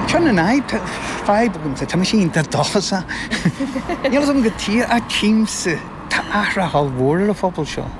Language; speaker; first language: Irish; non-native, local second language; English